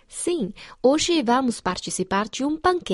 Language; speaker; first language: Portuguese; non-native, fluent; Chinese